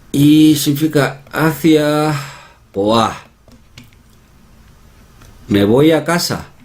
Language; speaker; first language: Spanish; non-native, fluent; Korean